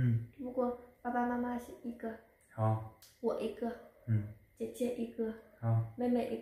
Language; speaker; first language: Chinese; non-native, learner; Vietnamese